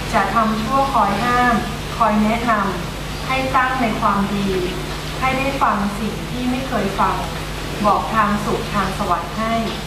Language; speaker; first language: Thai; non-native, fluent; English